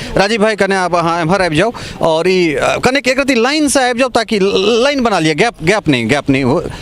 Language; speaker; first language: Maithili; native; Maithili